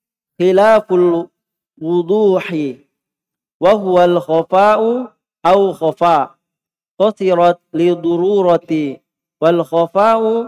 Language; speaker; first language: Arabic; non-native, fluent; Indonesian